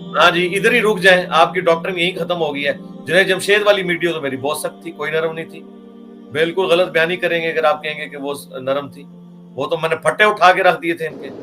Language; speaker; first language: Urdu; native; Urdu